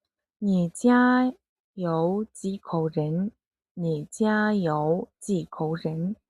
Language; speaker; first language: Chinese; non-native, fluent; Mongolian